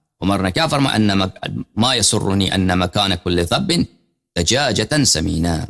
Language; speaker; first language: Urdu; non-native, fluent; Persian